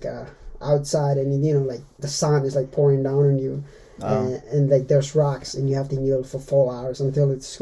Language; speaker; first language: English; non-native, fluent; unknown